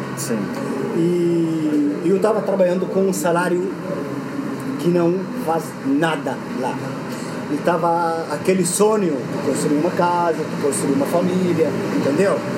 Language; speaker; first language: Portuguese; non-native, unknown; Arabic